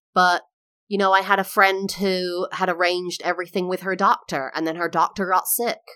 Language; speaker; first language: English; native; English